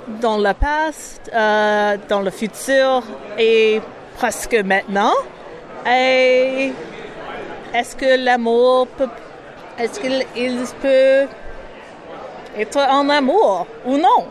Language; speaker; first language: French; non-native, learner; English